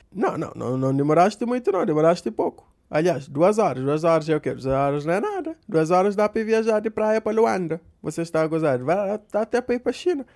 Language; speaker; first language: Portuguese; non-native, local second language; Kabuverdianu